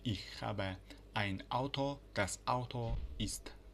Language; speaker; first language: German; non-native, fluent; Uzbek